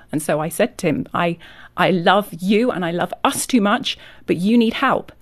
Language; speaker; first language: English; native; English